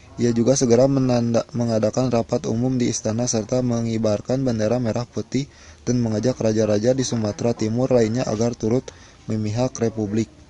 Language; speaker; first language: Indonesian; native; Indonesian